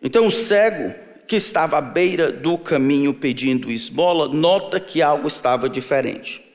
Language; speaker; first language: Portuguese; native; Portuguese